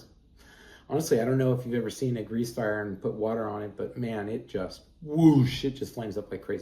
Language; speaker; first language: English; native; English